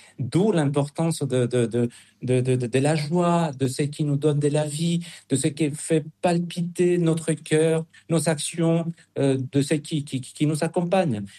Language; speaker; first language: French; non-native, fluent; Spanish